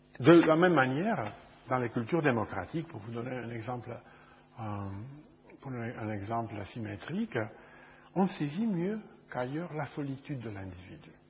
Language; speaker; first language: French; non-native, fluent; Romanian